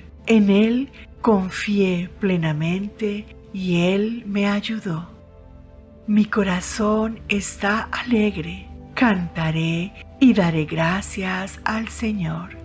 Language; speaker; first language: Spanish; native; Spanish